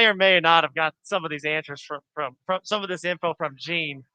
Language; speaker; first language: English; native; English